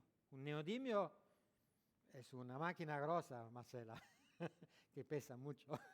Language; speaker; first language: Spanish; non-native, learner; French